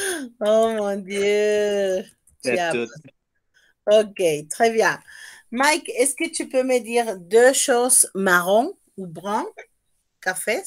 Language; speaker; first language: French; non-native, fluent; Spanish